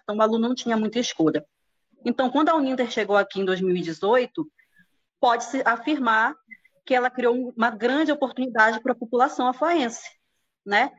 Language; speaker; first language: Portuguese; native; Portuguese